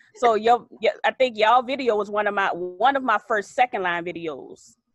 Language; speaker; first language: English; native; English